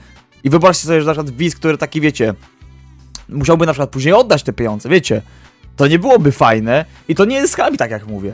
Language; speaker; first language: Polish; native; Polish